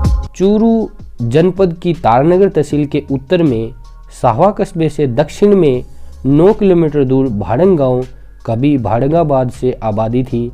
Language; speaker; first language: Hindi; native; Hindi